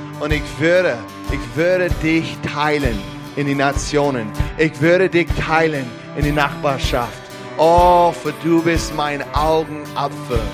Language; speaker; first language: German; non-native, fluent; English